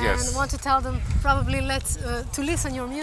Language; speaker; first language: English; non-native, fluent; Slovenian